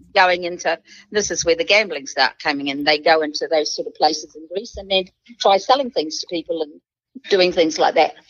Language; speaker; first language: English; native; English